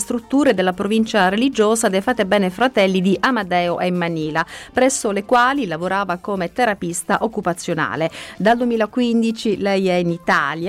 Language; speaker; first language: Italian; native; Italian